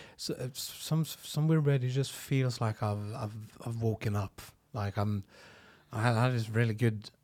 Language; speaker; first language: English; non-native, fluent; Norwegian